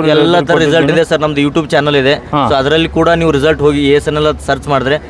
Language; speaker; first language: Kannada; native; Kannada